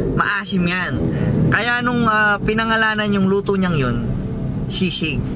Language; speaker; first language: Filipino; non-native, local second language; Pampanga